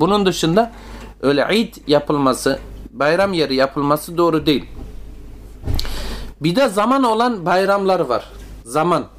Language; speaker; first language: Turkish; native; Turkish